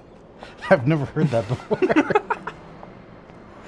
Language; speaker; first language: English; native; English